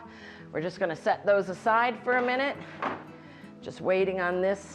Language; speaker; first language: English; native; English